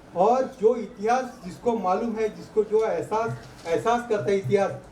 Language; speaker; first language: Hindi; non-native, local second language; Marathi